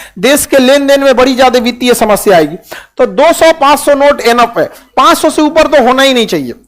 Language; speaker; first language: Hindi; native; Hindi